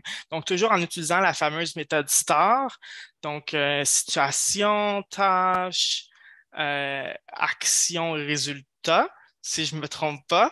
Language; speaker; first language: French; native; French